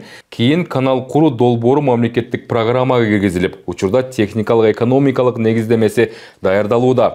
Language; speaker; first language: Kyrgyz; native; Kyrgyz